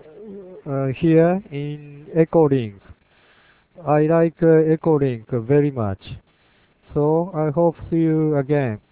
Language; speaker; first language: English; non-native, learner; Japanese